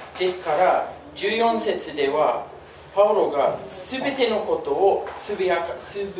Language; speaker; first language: Japanese; non-native, fluent; English